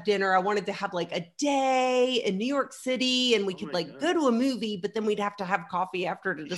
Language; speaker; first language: English; native; English